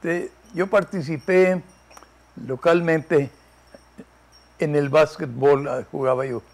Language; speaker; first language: Spanish; early bilingual, heritage; Spanish